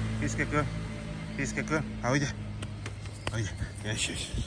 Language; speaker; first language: Japanese; native; Japanese